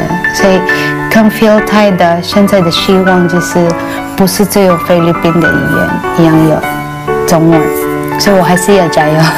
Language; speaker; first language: Chinese; non-native, fluent; Cebuano